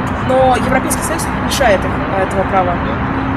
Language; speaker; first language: Russian; native; Russian